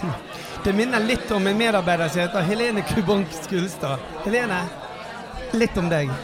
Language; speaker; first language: Norwegian; native; Norwegian